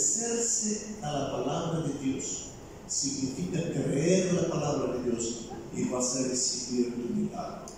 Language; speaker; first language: Spanish; non-native, fluent; Bulgarian